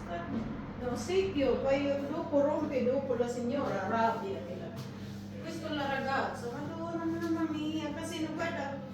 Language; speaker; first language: Italian; non-native, learner; Filipino